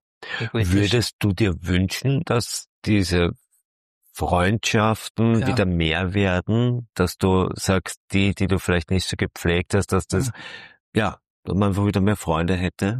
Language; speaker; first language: German; native; German